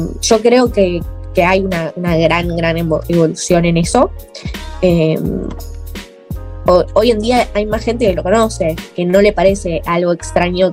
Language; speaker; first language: Spanish; native; Spanish